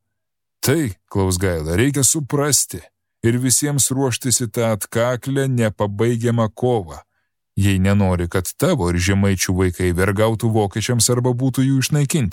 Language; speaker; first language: Lithuanian; native; Lithuanian